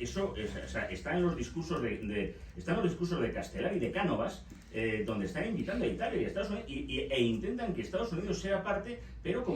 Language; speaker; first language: Spanish; native; Spanish